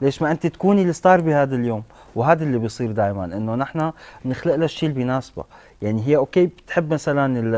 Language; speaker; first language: Arabic; native; Arabic